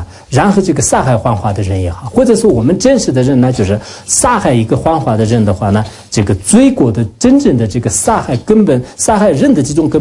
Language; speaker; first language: Chinese; non-native, local second language; Tibetan